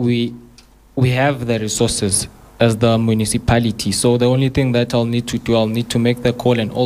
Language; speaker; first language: English; non-native, local second language; Zulu